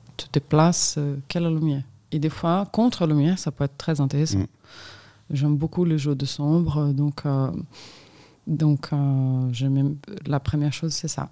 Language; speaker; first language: French; non-native, fluent; Portuguese